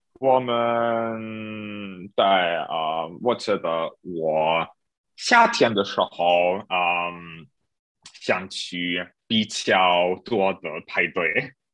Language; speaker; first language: Chinese; non-native, learner; German